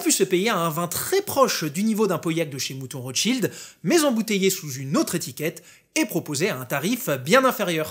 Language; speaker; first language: French; native; French